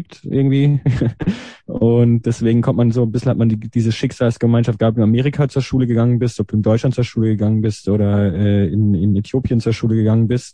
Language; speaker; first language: German; early bilingual, other home language; Hebrew